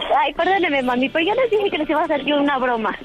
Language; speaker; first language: Spanish; native; Spanish